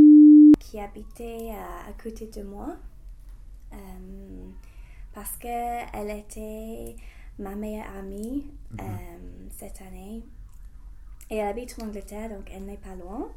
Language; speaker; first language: French; non-native, fluent; English